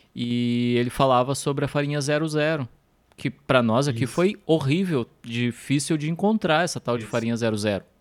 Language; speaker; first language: Portuguese; native; Portuguese